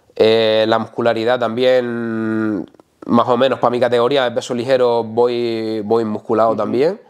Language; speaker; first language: Spanish; native; Spanish